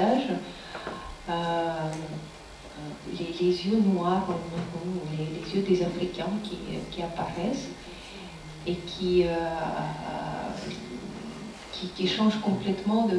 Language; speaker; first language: French; non-native, fluent; Russian